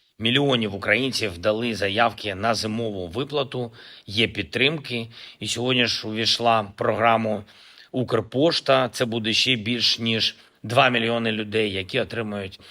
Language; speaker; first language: Ukrainian; non-native, local second language; Russian